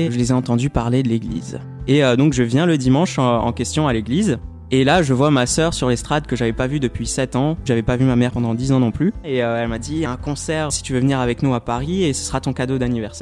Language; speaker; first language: French; native; French